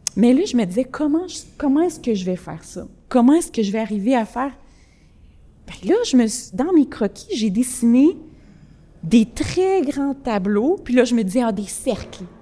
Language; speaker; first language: French; early bilingual, other home language; Spanish